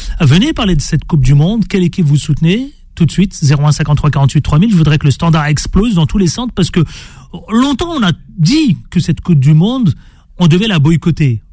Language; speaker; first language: French; native; French